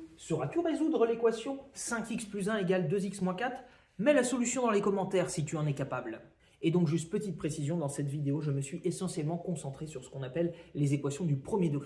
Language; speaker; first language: French; native; French